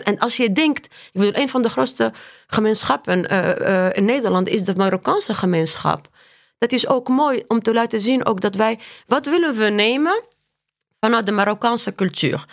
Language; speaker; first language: Dutch; non-native, fluent; Arabic